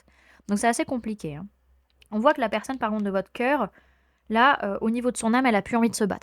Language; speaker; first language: French; native; French